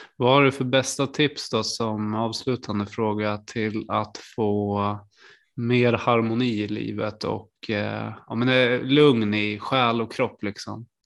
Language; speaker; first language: Swedish; native; Swedish